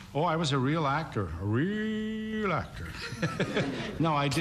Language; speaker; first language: English; native; English